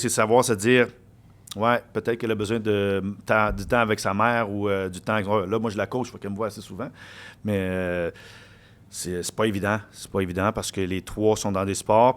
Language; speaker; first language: French; native; French